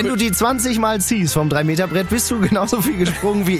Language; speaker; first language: German; native; German